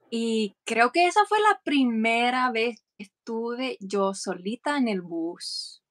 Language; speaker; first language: Spanish; non-native, fluent; English